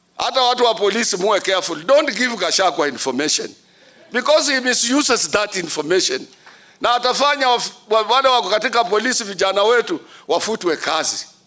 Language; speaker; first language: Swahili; non-native, local second language; Luyia